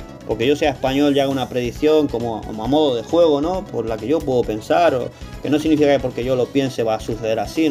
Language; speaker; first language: Spanish; native; Spanish